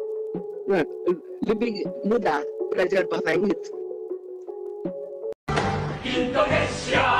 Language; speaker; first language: Indonesian; non-native, fluent; Japanese